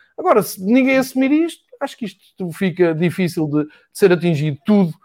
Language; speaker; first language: Portuguese; native; Portuguese